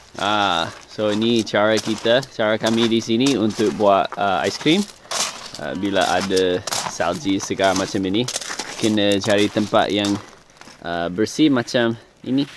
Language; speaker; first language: Malay; non-native, fluent; English